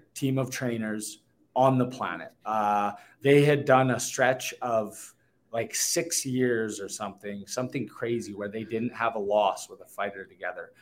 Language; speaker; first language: English; native; English